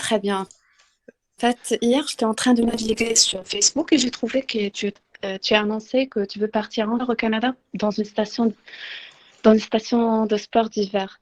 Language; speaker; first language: French; non-native, local second language; Arabic